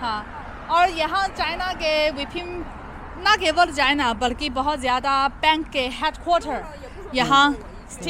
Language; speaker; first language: Hindi; non-native, fluent; Chinese